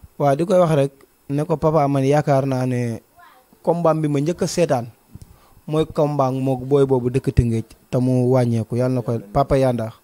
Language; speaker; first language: Wolof; native; Wolof